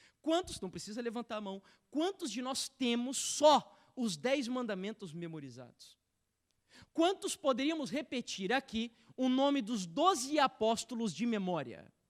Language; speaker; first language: Portuguese; native; Portuguese